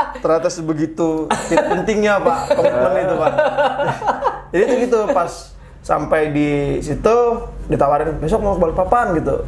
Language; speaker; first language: Indonesian; native; Indonesian